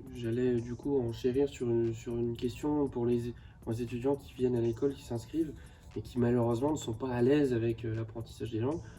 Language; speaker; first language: French; native; French